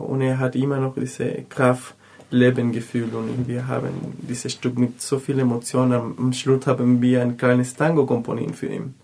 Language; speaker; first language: German; non-native, learner; Spanish